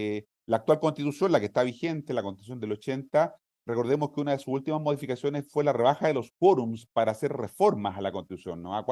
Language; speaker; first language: Spanish; native; Spanish